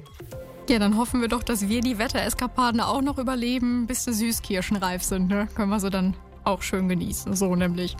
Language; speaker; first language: German; native; German